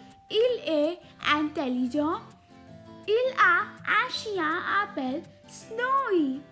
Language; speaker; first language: French; non-native, learner; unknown